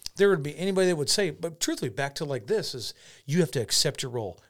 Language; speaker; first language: English; native; English